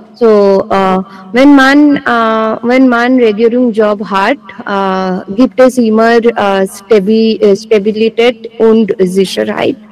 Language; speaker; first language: German; non-native, learner; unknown